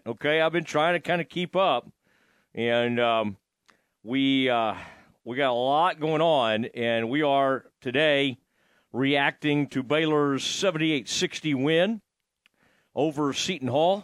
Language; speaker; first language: English; native; English